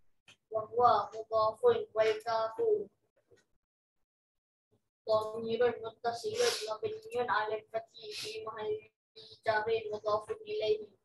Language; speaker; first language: Arabic; non-native, learner; Malay